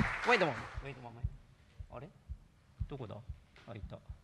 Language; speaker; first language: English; non-native, learner; Japanese